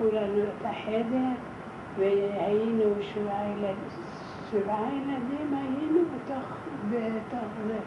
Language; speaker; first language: Hebrew; non-native, fluent; Arabic